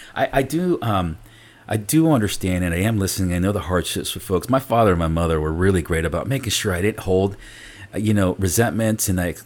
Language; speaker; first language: English; early bilingual, other home language; Spanish